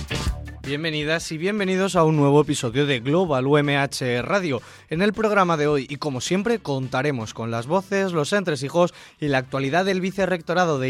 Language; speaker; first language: Spanish; native; Spanish